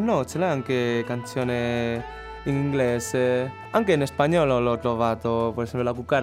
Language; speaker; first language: Italian; non-native, learner; Chinese